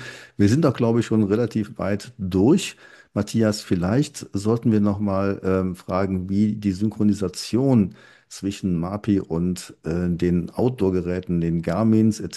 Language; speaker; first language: German; native; German